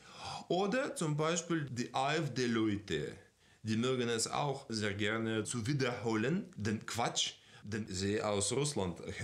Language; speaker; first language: German; non-native, fluent; Russian